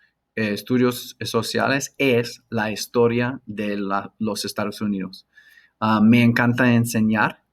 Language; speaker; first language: Spanish; non-native, learner; English